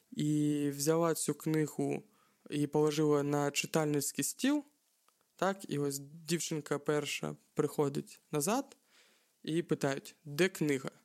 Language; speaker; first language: Ukrainian; non-native, local second language; Russian